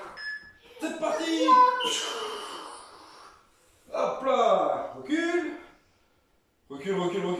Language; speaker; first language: French; native; French